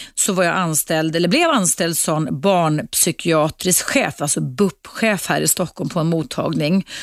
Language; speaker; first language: Swedish; native; Swedish